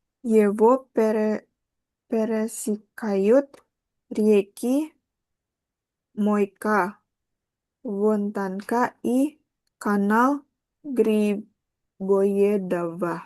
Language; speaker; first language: Russian; non-native, learner; Indonesian